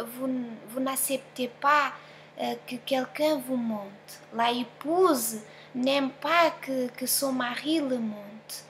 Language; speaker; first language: French; non-native, fluent; Portuguese